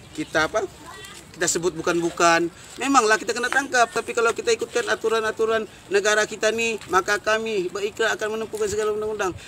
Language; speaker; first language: Malay; non-native, local second language; Central Dusun